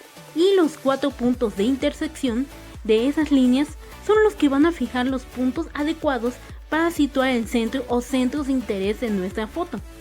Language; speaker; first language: Spanish; native; Spanish